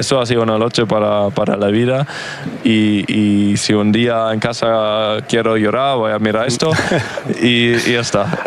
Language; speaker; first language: Spanish; non-native, fluent; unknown